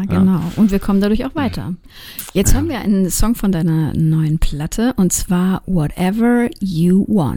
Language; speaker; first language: German; native; German